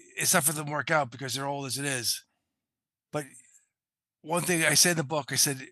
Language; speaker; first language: English; native; English